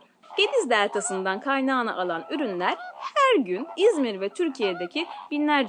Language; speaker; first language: Turkish; native; Turkish